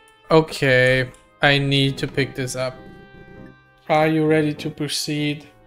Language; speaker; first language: English; non-native, fluent; German